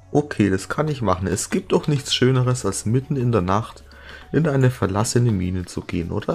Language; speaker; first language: German; native; German